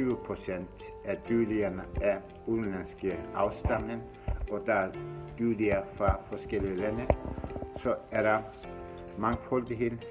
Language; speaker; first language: Danish; non-native, fluent; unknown